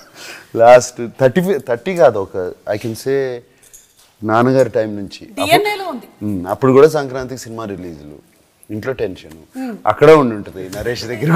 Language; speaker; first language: Telugu; native; Telugu